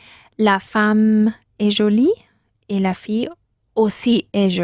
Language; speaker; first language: French; non-native, learner; Spanish